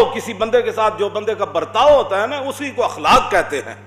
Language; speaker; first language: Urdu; non-native, local second language; Punjabi